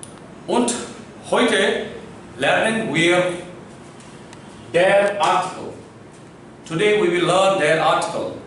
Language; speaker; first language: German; non-native, learner; Hindi